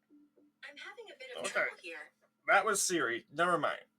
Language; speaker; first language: English; native; English